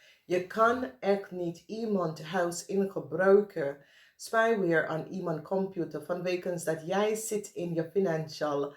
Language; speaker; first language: Dutch; non-native, fluent; English